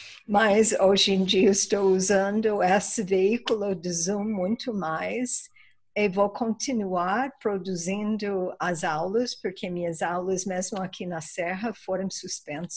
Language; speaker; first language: Portuguese; non-native, fluent; Spanish